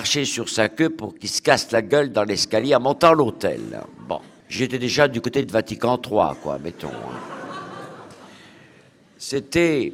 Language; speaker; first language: French; native; French